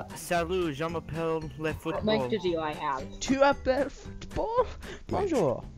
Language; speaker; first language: French; non-native, learner; English